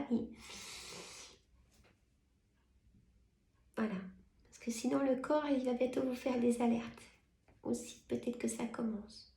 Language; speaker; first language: French; native; French